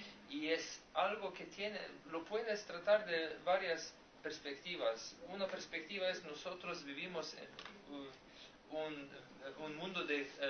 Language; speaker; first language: Spanish; non-native, learner; Slovenian